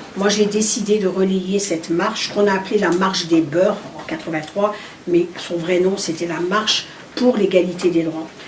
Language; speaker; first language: French; early bilingual, other home language; Arabic